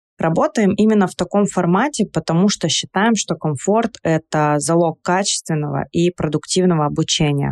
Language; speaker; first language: Russian; native; Russian